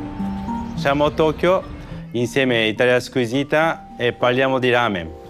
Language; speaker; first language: Italian; non-native, learner; Japanese